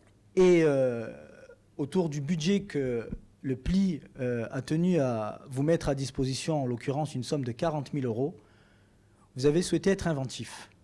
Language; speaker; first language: French; native; French